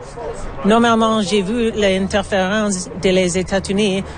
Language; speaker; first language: French; non-native, learner; English